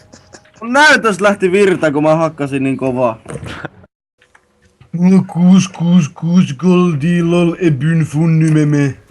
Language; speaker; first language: Finnish; native; Finnish